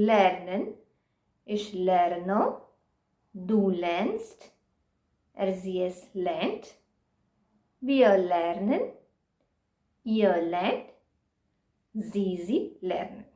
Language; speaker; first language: German; non-native, fluent; Marathi